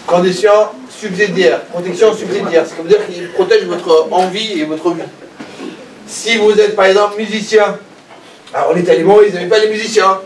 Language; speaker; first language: French; non-native, fluent; Persian